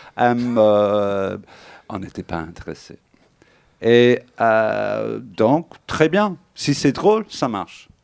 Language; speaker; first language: French; non-native, fluent; English